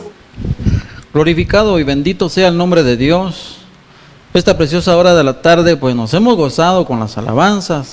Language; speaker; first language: Spanish; native; Spanish